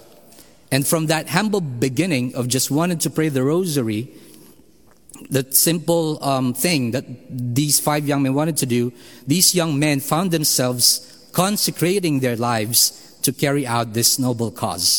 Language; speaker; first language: English; non-native, local second language; Filipino